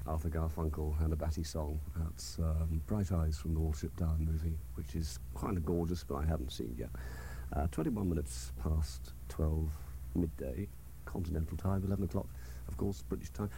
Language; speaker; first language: English; native; English